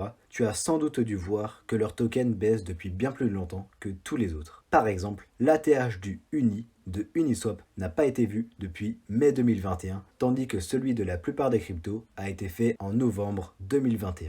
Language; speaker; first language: French; native; French